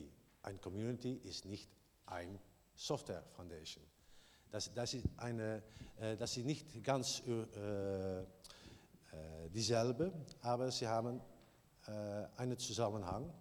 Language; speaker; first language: German; non-native, learner; Dutch